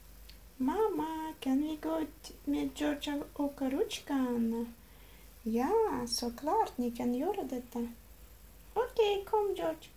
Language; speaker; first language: Swedish; non-native, learner; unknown